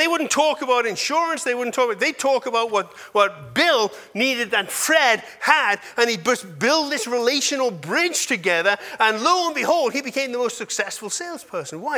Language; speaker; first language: English; native; English